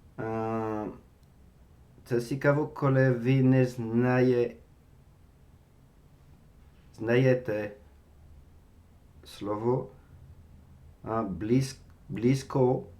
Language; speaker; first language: Ukrainian; non-native, learner; French